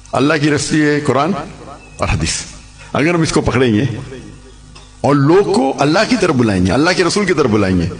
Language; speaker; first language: Urdu; non-native, local second language; Hindi